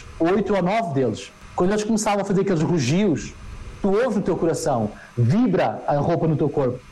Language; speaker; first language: Portuguese; native; Portuguese